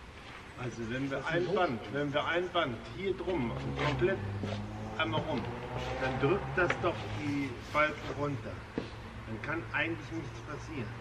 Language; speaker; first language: German; native; German